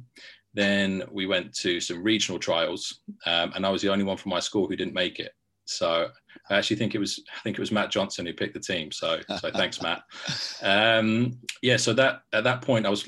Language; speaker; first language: English; native; English